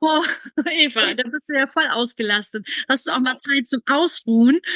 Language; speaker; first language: German; native; German